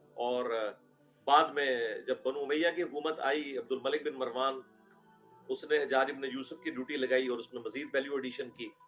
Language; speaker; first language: Urdu; non-native, local second language; Punjabi